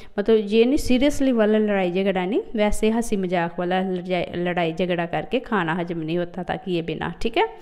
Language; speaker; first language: Hindi; non-native, local second language; Punjabi